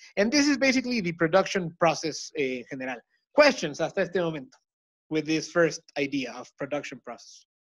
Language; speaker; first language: English; non-native, fluent; Spanish